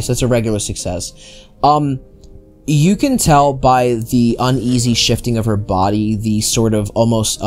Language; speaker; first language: English; native; English